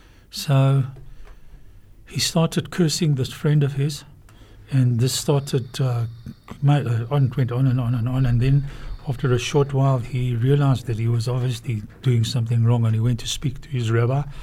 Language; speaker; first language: English; native; English